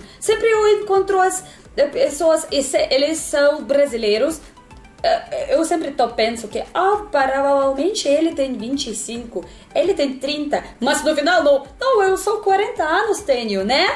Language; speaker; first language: Portuguese; non-native, learner; Russian